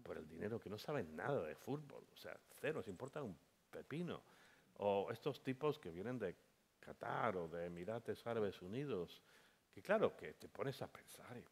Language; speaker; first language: Spanish; non-native, fluent; English